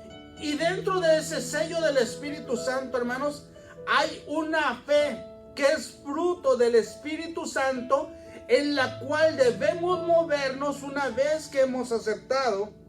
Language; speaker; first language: Spanish; native; Spanish